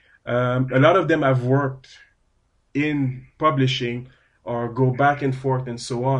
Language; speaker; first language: English; non-native, fluent; French